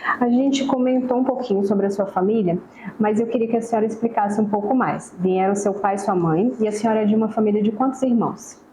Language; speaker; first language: Portuguese; native; Portuguese